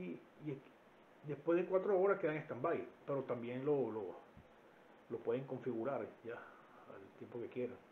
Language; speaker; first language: Spanish; native; Spanish